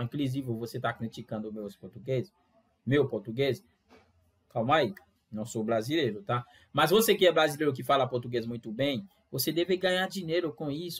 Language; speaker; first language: Portuguese; non-native, fluent; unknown